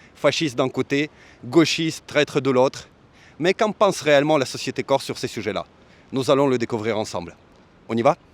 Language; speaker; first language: French; native; French